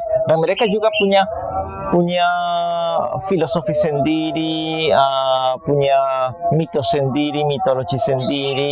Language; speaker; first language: Indonesian; non-native, fluent; Spanish